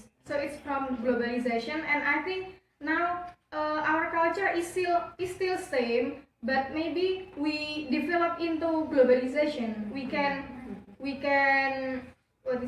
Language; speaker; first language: English; non-native, learner; Javanese